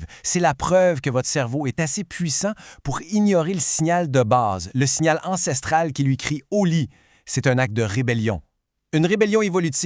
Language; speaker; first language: French; native; French